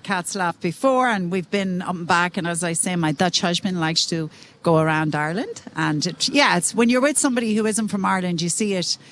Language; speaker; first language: English; native; English